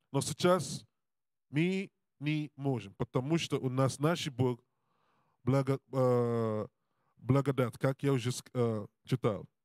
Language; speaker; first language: Russian; non-native, learner; Serbian